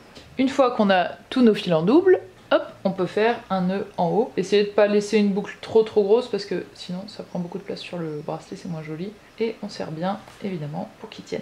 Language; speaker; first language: French; native; French